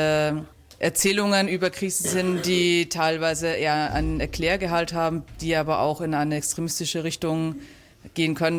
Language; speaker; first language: German; native; German